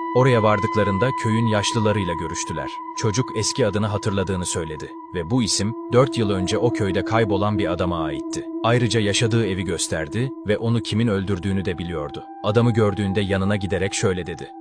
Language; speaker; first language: Turkish; native; Turkish